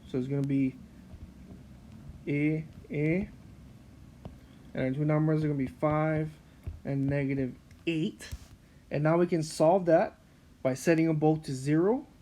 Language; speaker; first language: English; native; English